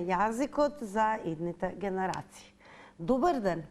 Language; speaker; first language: Macedonian; native; Macedonian